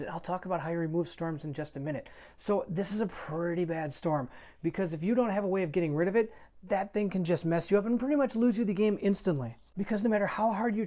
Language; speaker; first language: English; native; English